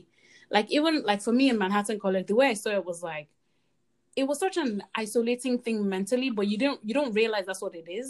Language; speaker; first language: English; non-native, local second language; Yoruba